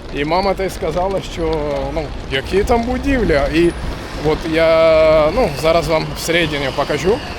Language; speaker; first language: Ukrainian; non-native, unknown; Turkish